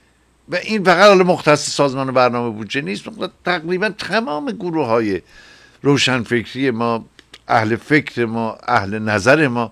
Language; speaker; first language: Persian; native; Persian